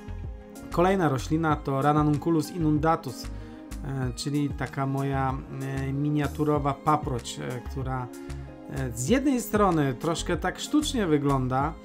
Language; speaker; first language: Polish; native; Polish